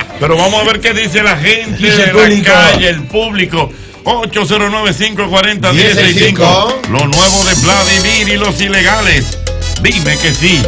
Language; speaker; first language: Spanish; native; Spanish